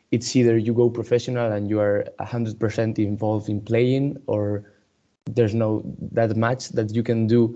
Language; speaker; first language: English; non-native, fluent; Spanish